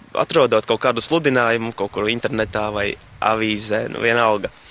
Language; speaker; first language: Latvian; native; Latvian